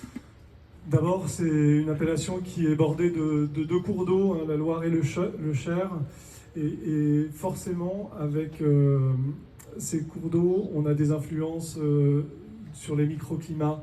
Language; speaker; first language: French; native; French